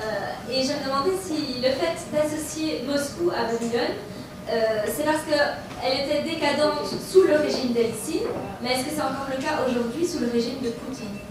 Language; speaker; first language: French; native; French